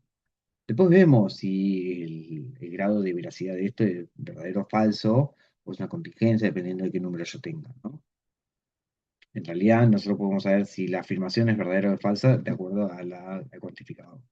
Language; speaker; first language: Spanish; native; Spanish